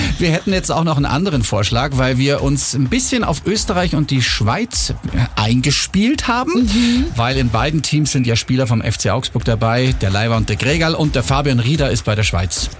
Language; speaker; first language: German; native; German